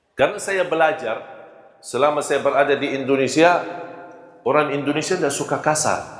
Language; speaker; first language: Malay; non-native, fluent; Arabic